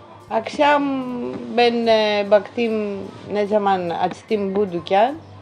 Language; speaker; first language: Turkish; non-native, learner; Greek